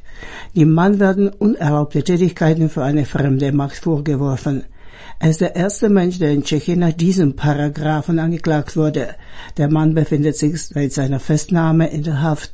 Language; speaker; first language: German; native; German